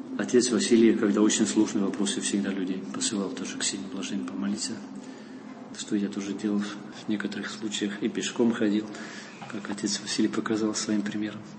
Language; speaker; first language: Russian; non-native, fluent; Dutch